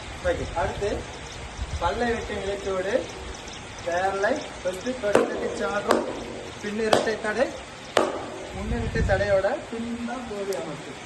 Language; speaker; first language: Tamil; native; Tamil